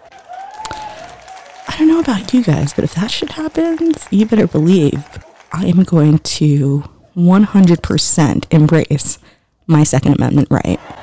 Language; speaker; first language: English; native; English